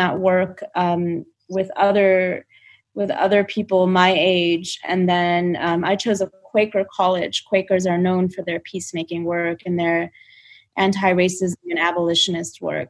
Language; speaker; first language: English; native; English